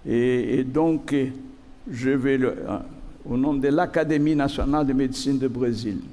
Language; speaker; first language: French; non-native, fluent; Portuguese